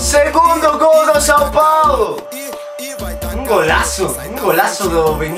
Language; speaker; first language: Portuguese; non-native, learner; Spanish